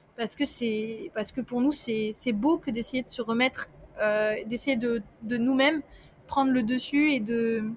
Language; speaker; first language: French; early bilingual, other home language; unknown